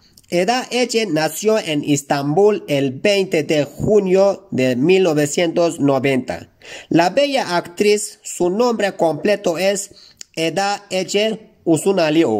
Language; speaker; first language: Spanish; non-native, fluent; Turkish